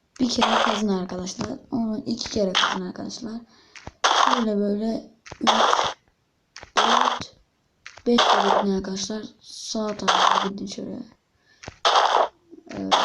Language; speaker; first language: Turkish; native; Turkish